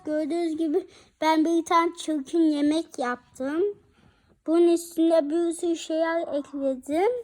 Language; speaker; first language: Turkish; early bilingual, heritage; Turkish